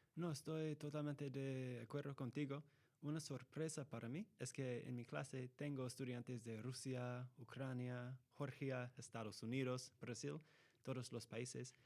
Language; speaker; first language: Spanish; non-native, fluent; English